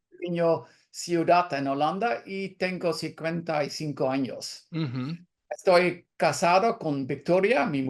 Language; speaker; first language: Spanish; non-native, learner; Dutch